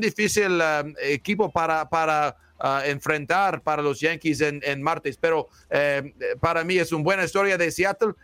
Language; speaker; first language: Spanish; non-native, learner; English